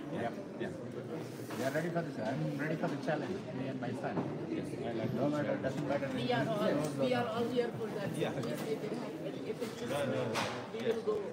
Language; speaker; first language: English; non-native, learner; Nepali